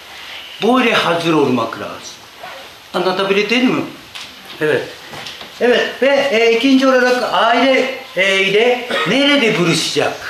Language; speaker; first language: Turkish; non-native, learner; Japanese